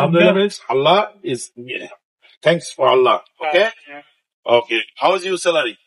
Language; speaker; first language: English; non-native, learner; Bangla